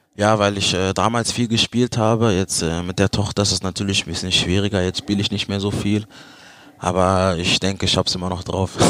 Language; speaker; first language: German; early bilingual, other home language; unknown